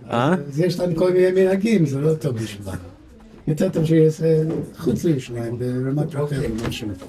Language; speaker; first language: Hebrew; non-native, fluent; English